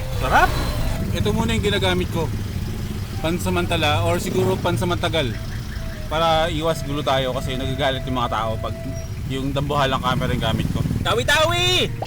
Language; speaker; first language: Filipino; native; Filipino